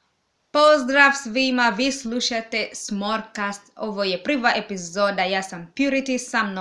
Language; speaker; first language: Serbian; non-native, learner; English